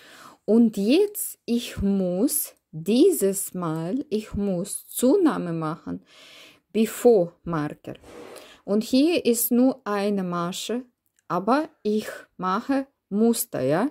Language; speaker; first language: German; non-native, learner; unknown